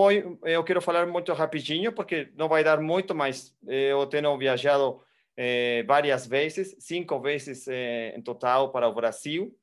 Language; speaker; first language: Portuguese; non-native, fluent; Spanish